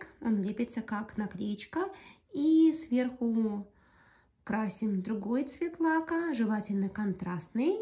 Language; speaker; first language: Russian; native; Russian